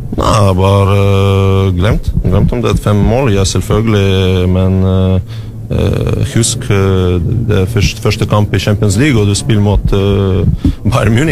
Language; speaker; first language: Norwegian; non-native, learner; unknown